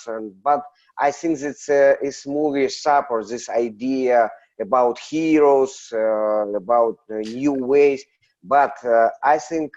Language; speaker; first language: English; non-native, learner; Russian